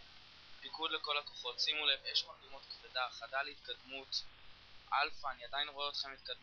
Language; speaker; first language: Hebrew; native; Hebrew